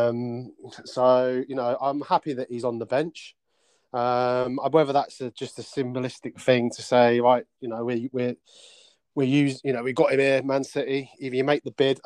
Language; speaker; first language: English; native; English